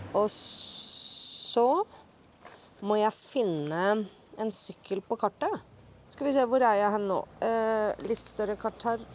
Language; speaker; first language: Norwegian; native; Norwegian